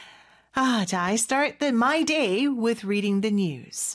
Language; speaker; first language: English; non-native, fluent; Korean